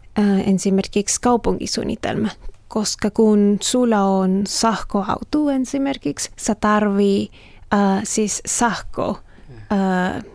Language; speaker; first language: Finnish; non-native, learner; Spanish